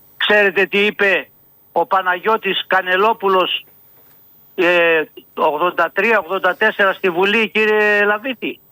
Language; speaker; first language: Greek; native; Greek